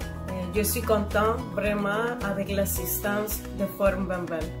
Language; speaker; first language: French; non-native, learner; Spanish